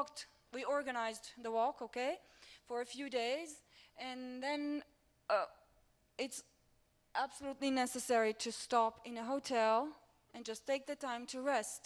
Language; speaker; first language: English; non-native, fluent; Romanian